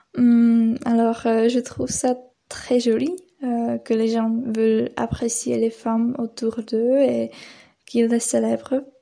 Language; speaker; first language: French; non-native, fluent; Czech